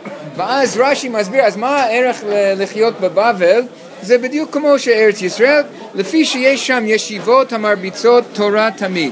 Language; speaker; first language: Hebrew; non-native, fluent; English